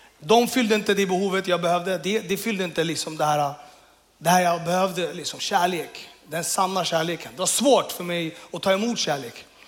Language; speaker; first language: Swedish; early bilingual, other home language; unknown